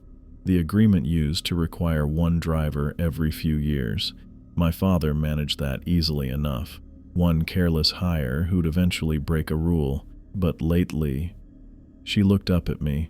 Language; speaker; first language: English; native; English